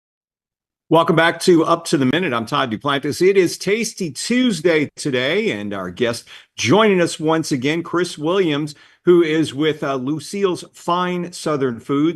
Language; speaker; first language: English; native; English